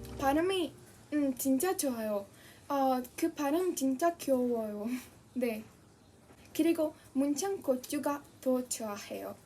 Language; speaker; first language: Korean; non-native, learner; Spanish